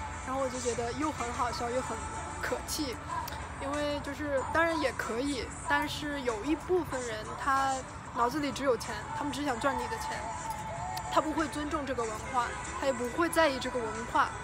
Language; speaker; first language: Chinese; non-native, local second language; Mongolian